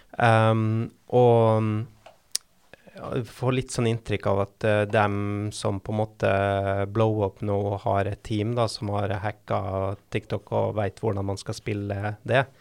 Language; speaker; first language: Norwegian; native; Norwegian